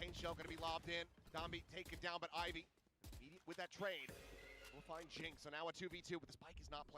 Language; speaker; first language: English; native; English